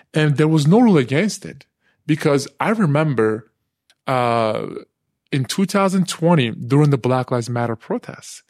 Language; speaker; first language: English; non-native, fluent; Turkish